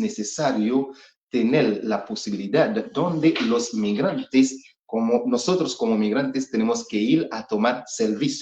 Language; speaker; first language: Spanish; non-native, fluent; Haitian Creole